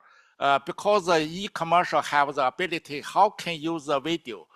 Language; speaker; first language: English; non-native, learner; Chinese